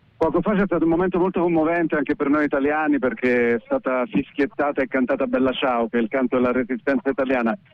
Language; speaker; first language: Italian; native; Italian